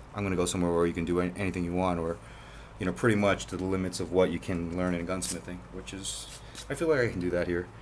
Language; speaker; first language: English; native; English